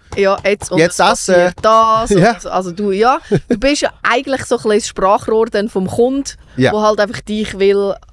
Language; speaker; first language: German; native; German